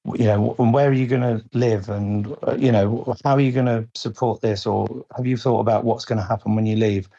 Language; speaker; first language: English; native; English